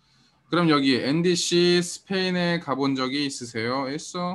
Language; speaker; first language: Korean; early bilingual, heritage; Korean